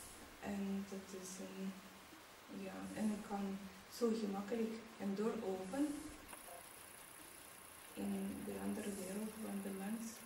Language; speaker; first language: Dutch; non-native, learner; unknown